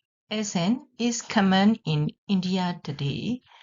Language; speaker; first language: English; non-native, fluent; Burmese